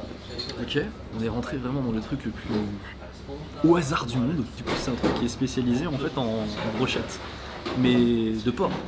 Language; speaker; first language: French; native; French